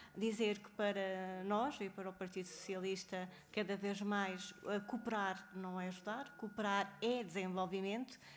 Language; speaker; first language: Portuguese; native; Portuguese